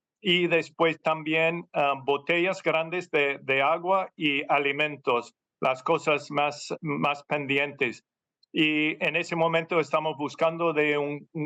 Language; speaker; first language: Spanish; non-native, fluent; English